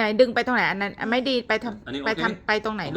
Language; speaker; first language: Thai; native; Thai